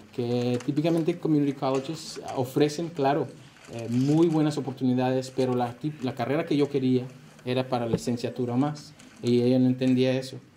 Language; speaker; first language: Spanish; early bilingual, heritage; Spanish